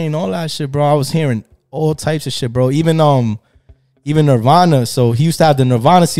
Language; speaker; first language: English; early bilingual, other home language; Spanish